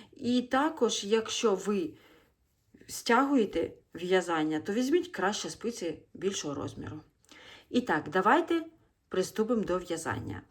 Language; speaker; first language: Ukrainian; non-native, local second language; Russian